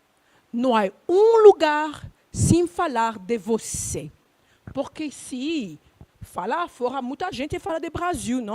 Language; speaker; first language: Portuguese; non-native, learner; Luba-Lulua